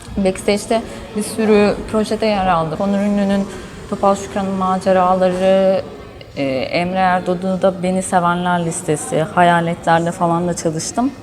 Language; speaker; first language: Turkish; early bilingual, heritage; Turkish